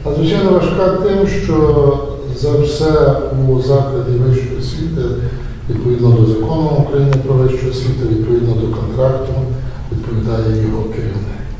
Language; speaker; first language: Ukrainian; native; Ukrainian